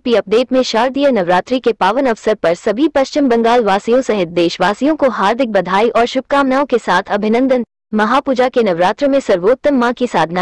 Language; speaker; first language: Hindi; native; Hindi